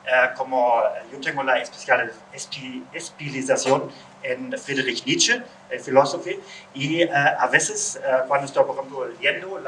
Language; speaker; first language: Spanish; non-native, learner; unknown